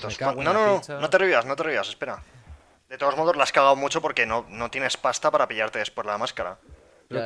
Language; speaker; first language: Spanish; native; Spanish